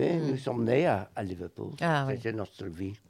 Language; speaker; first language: French; non-native, learner; English